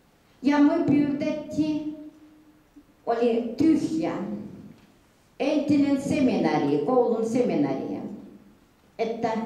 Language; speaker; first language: Finnish; early bilingual, heritage; Finnish